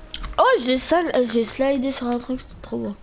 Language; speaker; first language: French; native; French